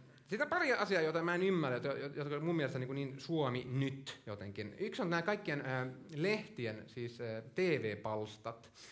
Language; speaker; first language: Finnish; non-native, local second language; Swedish